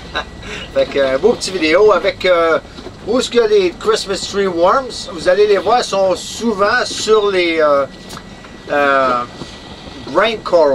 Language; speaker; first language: French; native; French